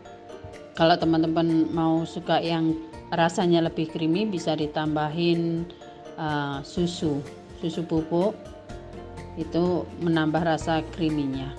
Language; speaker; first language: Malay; non-native, local second language; Javanese